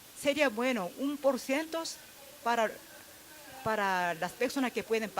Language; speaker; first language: Spanish; non-native, fluent; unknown